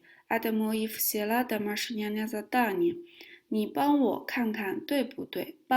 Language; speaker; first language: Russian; non-native, learner; Kyrgyz